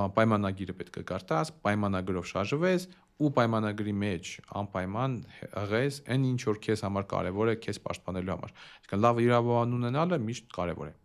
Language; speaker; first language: Armenian; early bilingual, heritage; Armenian